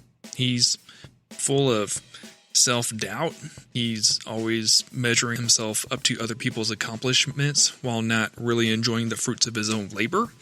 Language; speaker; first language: English; native; English